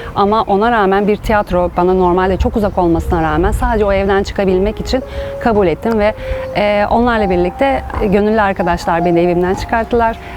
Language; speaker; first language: Turkish; native; Turkish